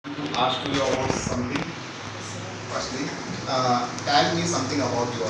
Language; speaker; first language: English; non-native, local second language; Hindi